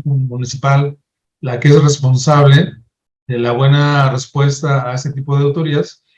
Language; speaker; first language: Spanish; native; Spanish